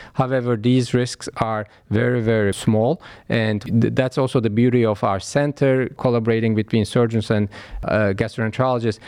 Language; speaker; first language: English; non-native, fluent; Turkish